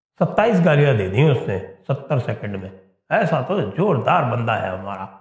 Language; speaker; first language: Hindi; native; Hindi